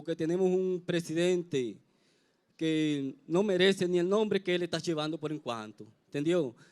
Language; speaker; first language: Portuguese; non-native, learner; Spanish